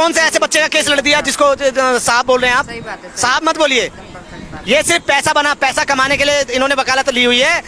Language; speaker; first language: Hindi; native; Hindi